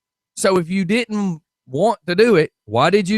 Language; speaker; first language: English; native; English